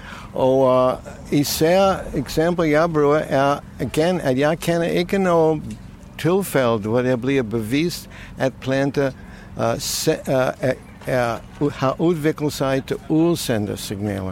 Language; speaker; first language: Danish; non-native, fluent; English